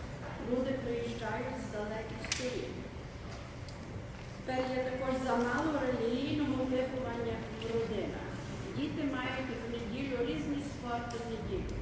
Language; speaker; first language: Ukrainian; early bilingual, heritage; Ukrainian